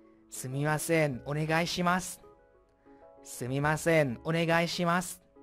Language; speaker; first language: Japanese; non-native, fluent; Vietnamese